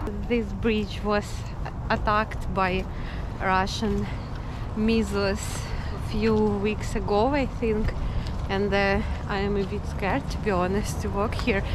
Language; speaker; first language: English; non-native, learner; Ukrainian